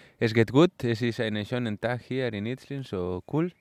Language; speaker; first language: German; non-native, learner; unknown